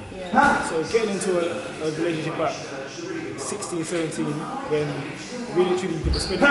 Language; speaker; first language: English; native; English